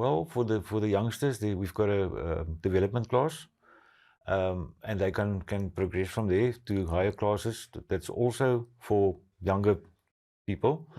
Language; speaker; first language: English; non-native, local second language; Afrikaans